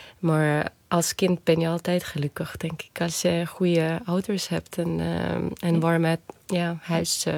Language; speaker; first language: Dutch; non-native, fluent; Estonian